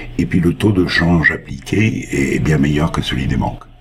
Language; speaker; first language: French; native; French